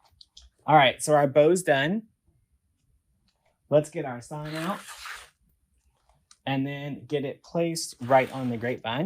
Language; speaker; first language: English; native; English